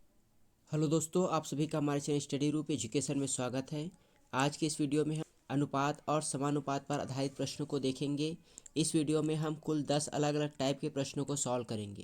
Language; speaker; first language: Hindi; native; Hindi